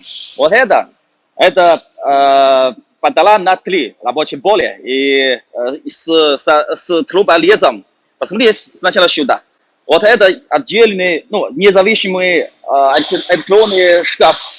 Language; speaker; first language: Russian; non-native, learner; Chinese